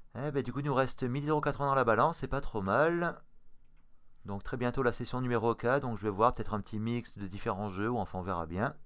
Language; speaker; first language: French; native; French